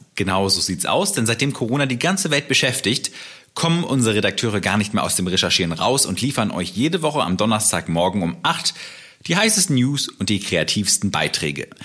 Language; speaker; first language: German; native; German